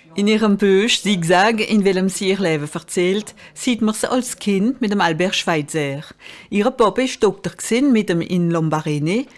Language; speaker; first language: German; non-native, local second language; French